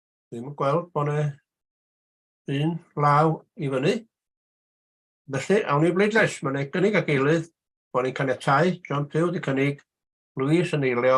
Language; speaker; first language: Welsh; native; Welsh